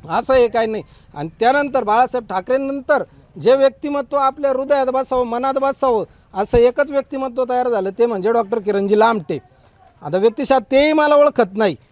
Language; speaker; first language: Marathi; native; Marathi